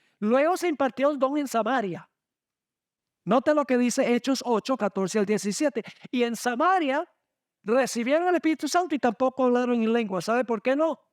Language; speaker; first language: Spanish; non-native, fluent; English